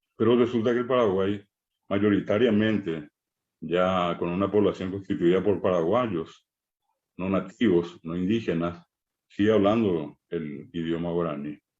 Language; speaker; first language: Spanish; non-native, local second language; Guarani